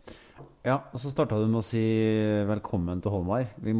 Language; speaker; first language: Norwegian; native; Norwegian